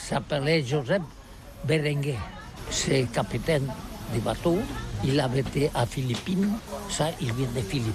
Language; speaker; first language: French; non-native, learner; Catalan